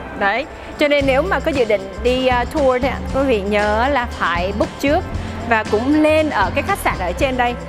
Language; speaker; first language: Vietnamese; early bilingual, heritage; Vietnamese